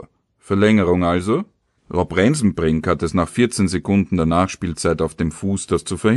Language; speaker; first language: German; native; German